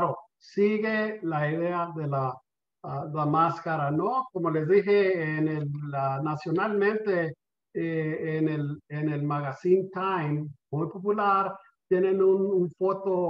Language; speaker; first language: Spanish; early bilingual, heritage; Spanish